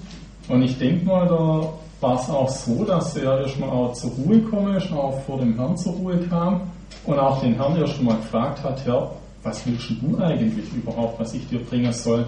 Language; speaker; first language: German; native; German